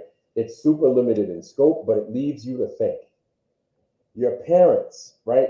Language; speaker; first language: English; native; English